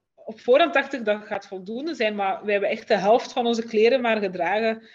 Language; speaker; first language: Dutch; native; Dutch